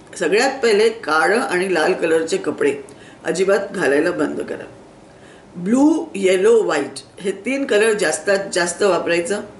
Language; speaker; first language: Marathi; non-native, local second language; Sindhi